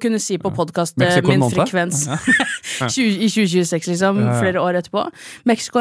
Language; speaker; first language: Norwegian; native; Norwegian